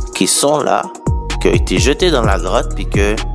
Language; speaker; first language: French; native; French